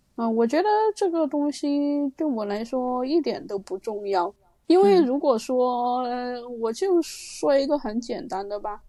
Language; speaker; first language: Chinese; native; Chinese